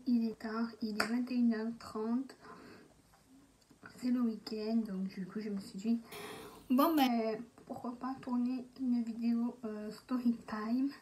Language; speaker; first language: French; native; French